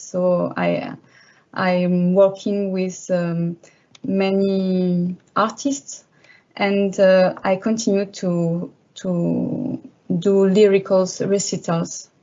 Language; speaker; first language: English; non-native, learner; French